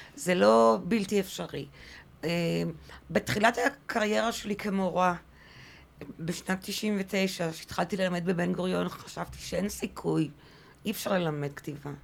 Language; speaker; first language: Hebrew; early bilingual, other home language; French